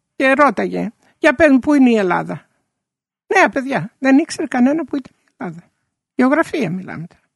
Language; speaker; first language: Greek; early bilingual, heritage; Greek